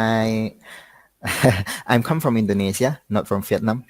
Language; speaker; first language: English; non-native, learner; Indonesian